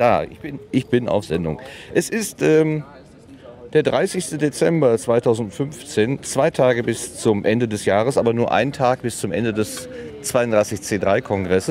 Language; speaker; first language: German; native; German